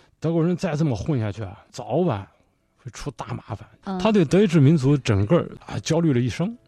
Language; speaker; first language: Chinese; native; Chinese